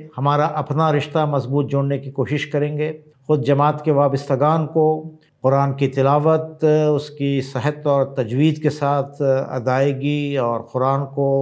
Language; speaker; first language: Hindi; non-native, local second language; Urdu